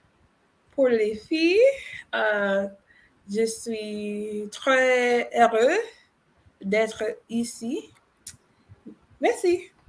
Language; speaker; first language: French; non-native, learner; English